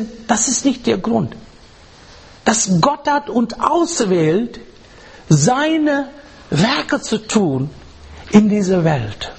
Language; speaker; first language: German; non-native, fluent; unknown